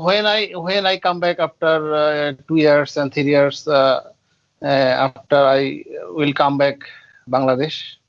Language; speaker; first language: English; non-native, learner; Bangla